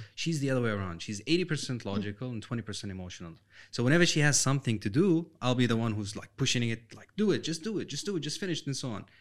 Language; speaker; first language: English; non-native, fluent; Arabic